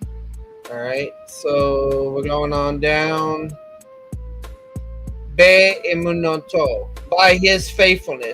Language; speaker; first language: English; native; English